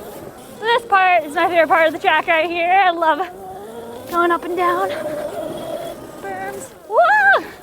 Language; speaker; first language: English; native; English